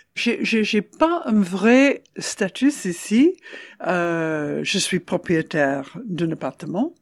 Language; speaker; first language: French; non-native, fluent; English